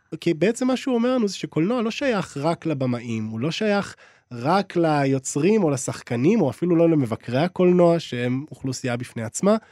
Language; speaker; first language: Hebrew; native; Hebrew